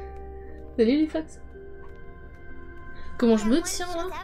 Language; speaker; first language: French; native; French